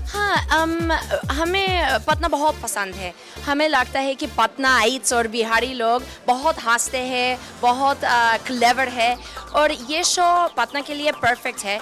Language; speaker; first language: Hindi; non-native, fluent; English